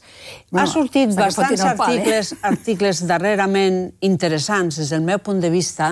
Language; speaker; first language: Catalan; native; Catalan